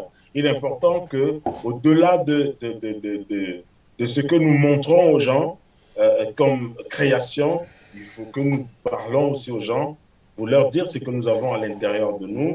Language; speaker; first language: French; non-native, local second language; Fang